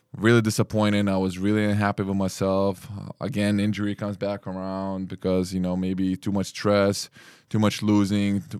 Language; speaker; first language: English; early bilingual, other home language; Lithuanian